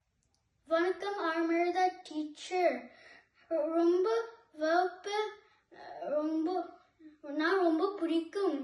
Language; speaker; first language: Tamil; early bilingual, heritage; Tamil